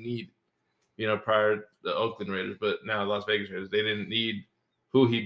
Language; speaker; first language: English; native; English